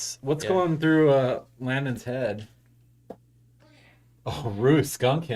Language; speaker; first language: English; native; English